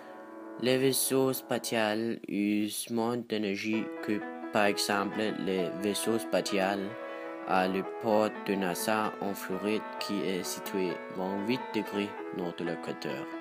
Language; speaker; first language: French; non-native, learner; Danish